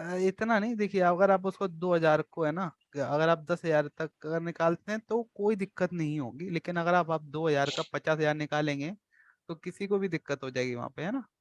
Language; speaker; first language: Hindi; native; Hindi